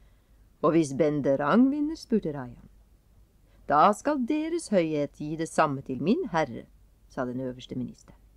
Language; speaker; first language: Norwegian; native; Norwegian